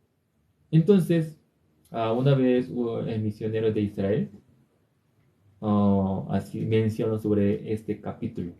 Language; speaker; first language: Spanish; non-native, learner; Korean